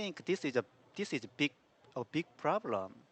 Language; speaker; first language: English; non-native, learner; Korean